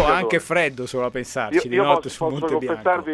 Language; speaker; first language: Italian; native; Italian